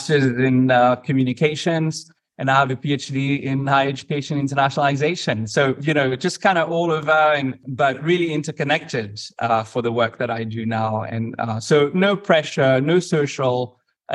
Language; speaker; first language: English; non-native, fluent; Morisyen